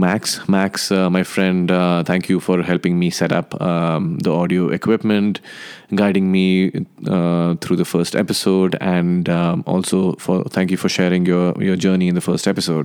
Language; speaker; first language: English; non-native, local second language; Hindi